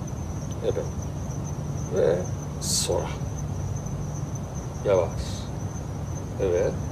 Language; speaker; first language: Turkish; non-native, learner; Japanese